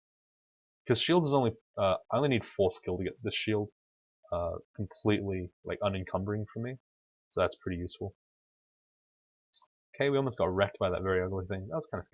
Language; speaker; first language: English; native; English